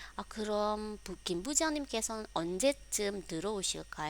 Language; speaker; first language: Korean; non-native, fluent; Indonesian